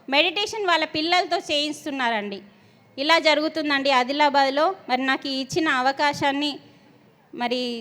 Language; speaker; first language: Telugu; native; Telugu